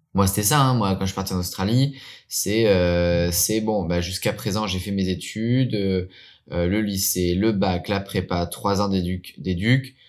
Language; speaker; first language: French; early bilingual, heritage; French